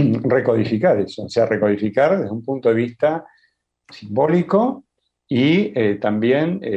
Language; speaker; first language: Spanish; native; Spanish